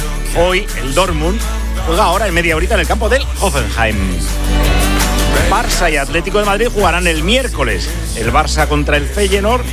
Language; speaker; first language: Spanish; native; Spanish